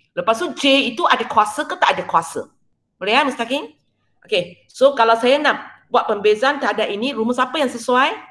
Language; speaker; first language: Malay; non-native, local second language; Chinese